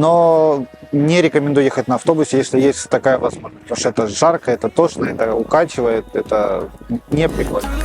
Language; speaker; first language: Russian; native; Russian